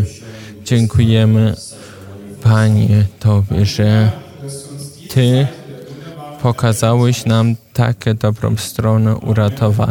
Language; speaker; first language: Polish; non-native, fluent; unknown